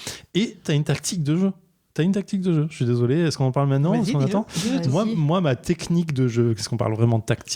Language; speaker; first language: French; native; French